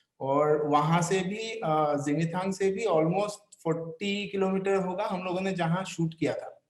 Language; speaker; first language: Hindi; non-native, local second language; Assamese